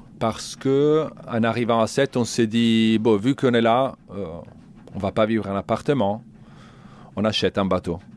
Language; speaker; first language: French; non-native, fluent; Italian